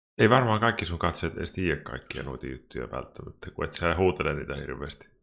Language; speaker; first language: Finnish; native; Finnish